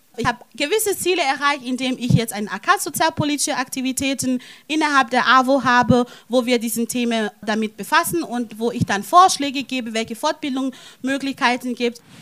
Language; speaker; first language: German; non-native, fluent; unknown